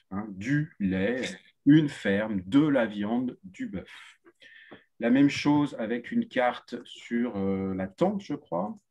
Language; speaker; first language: French; native; French